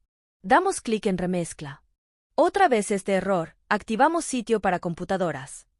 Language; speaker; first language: Spanish; native; Spanish